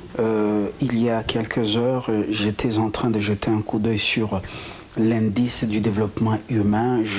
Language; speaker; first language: French; non-native, local second language; Lingala